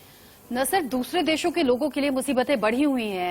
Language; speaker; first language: Hindi; native; Hindi